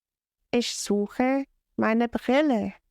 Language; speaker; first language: German; non-native, fluent; English